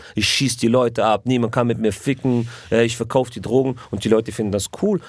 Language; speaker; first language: German; early bilingual, other home language; Arabic